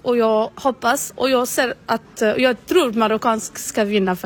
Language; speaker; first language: Swedish; non-native, learner; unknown